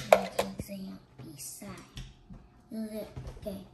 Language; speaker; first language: Chinese; early bilingual, heritage; Chinese